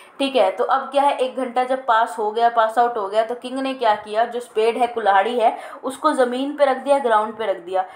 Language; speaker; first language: Hindi; native; Hindi